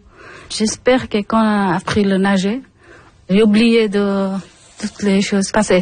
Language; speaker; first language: French; non-native, learner; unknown